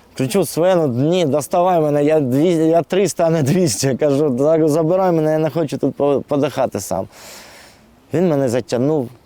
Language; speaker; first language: Ukrainian; non-native, local second language; Russian